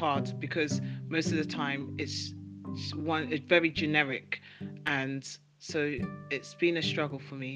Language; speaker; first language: English; non-native, local second language; Akan